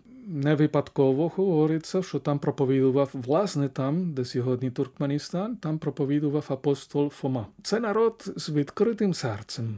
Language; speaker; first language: Ukrainian; non-native, fluent; Spanish